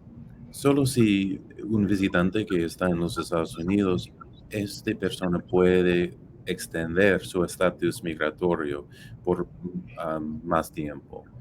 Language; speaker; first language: Spanish; non-native, fluent; English